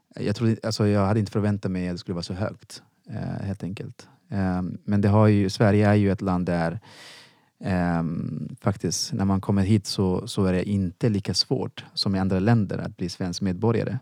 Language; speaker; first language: Swedish; non-native, fluent; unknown